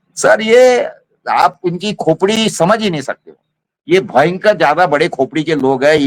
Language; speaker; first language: Hindi; non-native, local second language; Marathi